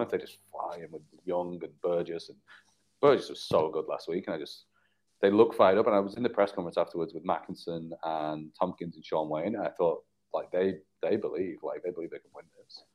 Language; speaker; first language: English; native; English